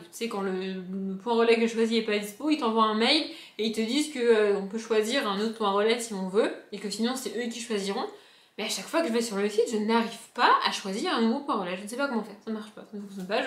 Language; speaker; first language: French; native; French